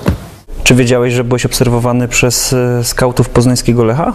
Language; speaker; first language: Polish; native; Polish